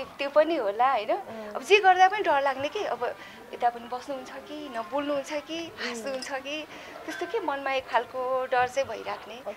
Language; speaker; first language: Nepali; non-native, local second language; Newari